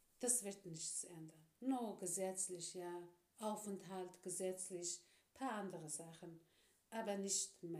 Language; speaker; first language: German; non-native, fluent; Turkish